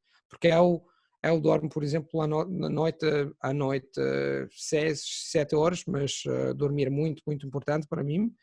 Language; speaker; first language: Portuguese; non-native, fluent; Italian